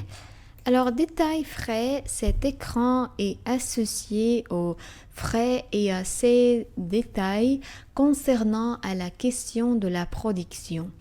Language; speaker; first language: French; non-native, fluent; Arabic